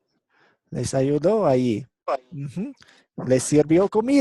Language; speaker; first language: Spanish; non-native, fluent; English